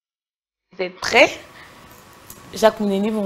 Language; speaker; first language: French; non-native, local second language; Lingala